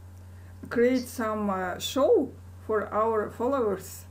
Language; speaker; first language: English; non-native, learner; Kazakh